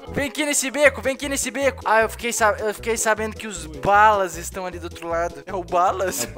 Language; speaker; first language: Portuguese; native; Portuguese